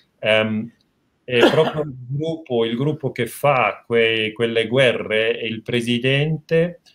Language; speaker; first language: Italian; non-native, local second language; German